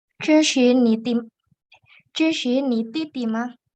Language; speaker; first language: Chinese; non-native, learner; Indonesian